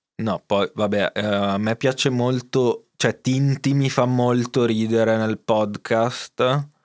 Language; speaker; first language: Italian; native; Italian